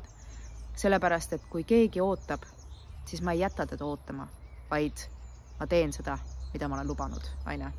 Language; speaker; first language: Estonian; native; Estonian